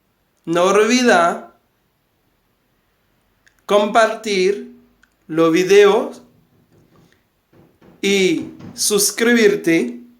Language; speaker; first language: Spanish; non-native, fluent; Haitian Creole